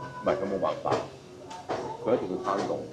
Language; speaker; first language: Cantonese; native; Cantonese